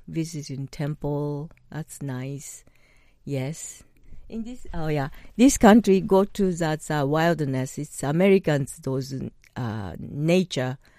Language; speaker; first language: English; non-native, learner; Japanese